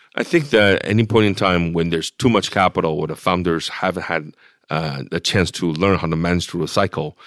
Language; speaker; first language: English; non-native, fluent; Chinese